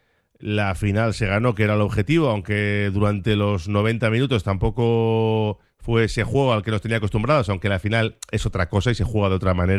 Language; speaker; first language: Spanish; native; Spanish